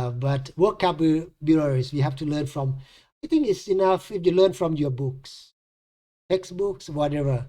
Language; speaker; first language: English; non-native, fluent; Thai